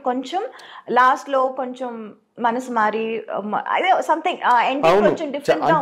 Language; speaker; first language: Telugu; non-native, local second language; Tamil